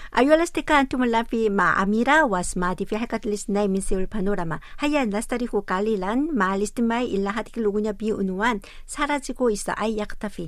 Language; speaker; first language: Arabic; non-native, fluent; Korean